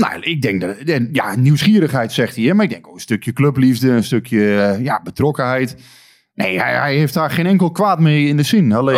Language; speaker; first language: Dutch; native; Dutch